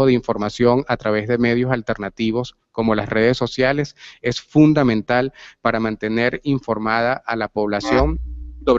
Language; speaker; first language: Spanish; native; Spanish